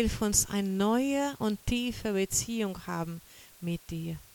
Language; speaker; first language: German; non-native, fluent; Portuguese